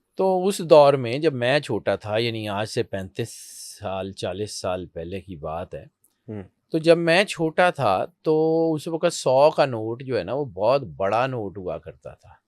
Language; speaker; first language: Urdu; non-native, local second language; Punjabi